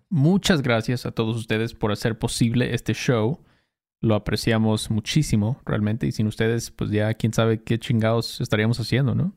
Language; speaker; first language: Spanish; native; Spanish